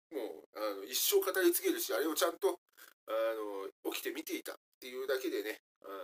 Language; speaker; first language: Japanese; native; Japanese